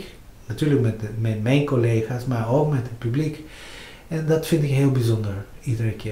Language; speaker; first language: Dutch; non-native, fluent; Spanish